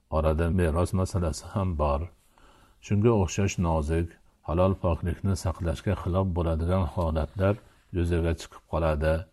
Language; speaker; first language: Uzbek; native; Uzbek